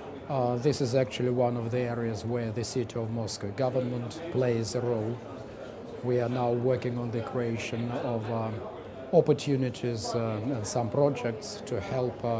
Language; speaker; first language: English; non-native, fluent; Russian